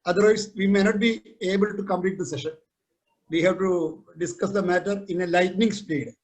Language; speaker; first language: English; non-native, local second language; Malayalam